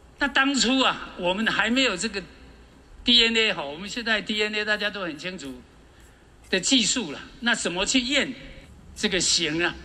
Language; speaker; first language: Chinese; native; Chinese